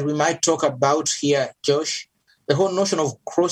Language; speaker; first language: English; non-native, local second language; Ganda